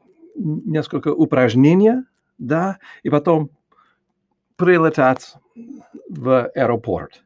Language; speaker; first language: Russian; non-native, learner; English